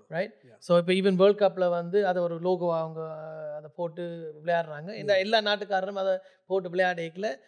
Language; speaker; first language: Tamil; early bilingual, heritage; Tamil